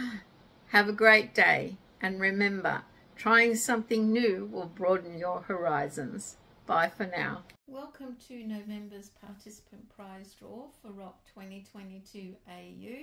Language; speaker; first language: English; native; English